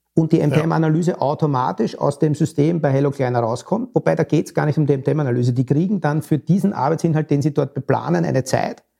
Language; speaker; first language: German; native; German